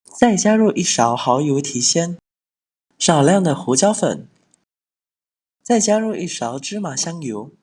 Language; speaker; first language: Chinese; native; Chinese